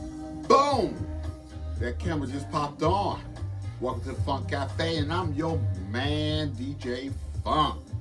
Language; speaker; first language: English; native; English